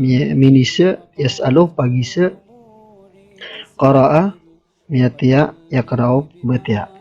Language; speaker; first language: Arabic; non-native, fluent; Maranao